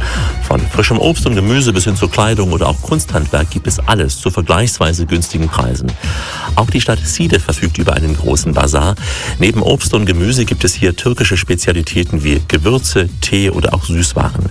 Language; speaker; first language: German; native; German